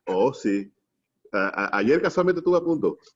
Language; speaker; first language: Spanish; native; Spanish